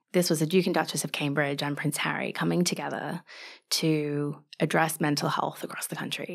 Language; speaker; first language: English; native; English